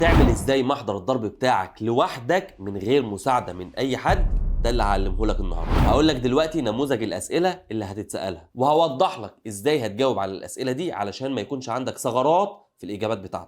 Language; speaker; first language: Arabic; native; Arabic